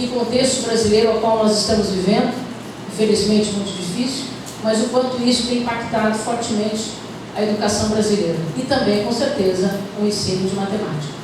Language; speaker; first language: Portuguese; native; Portuguese